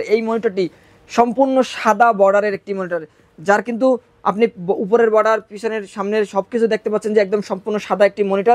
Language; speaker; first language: Bangla; native; Bangla